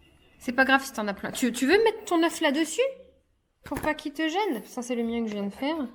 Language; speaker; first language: French; native; French